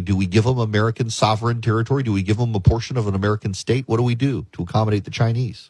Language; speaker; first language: English; native; English